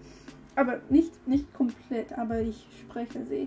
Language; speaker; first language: German; non-native, learner; English